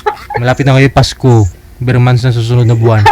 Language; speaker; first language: Filipino; native; Filipino